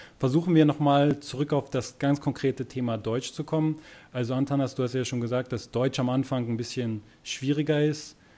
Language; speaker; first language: German; native; German